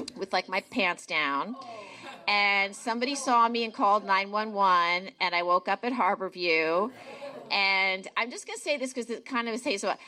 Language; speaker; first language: English; native; English